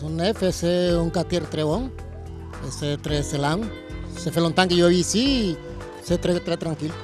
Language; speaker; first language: French; non-native, learner; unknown